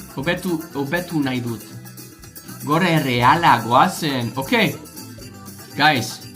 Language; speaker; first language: Basque; non-native, learner; English